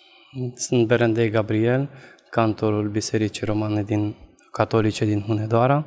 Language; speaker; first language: Romanian; non-native, local second language; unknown